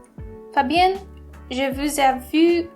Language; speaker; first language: French; non-native, learner; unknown